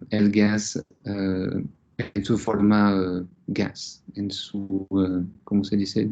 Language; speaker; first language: Spanish; non-native, fluent; French